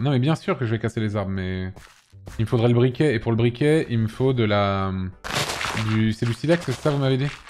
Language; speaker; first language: French; native; French